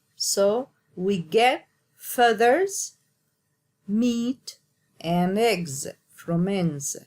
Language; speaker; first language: English; non-native, learner; Arabic